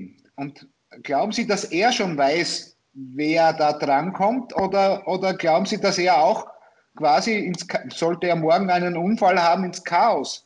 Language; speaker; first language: German; native; German